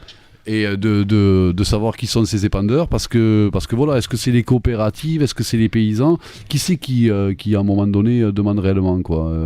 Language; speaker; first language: French; native; French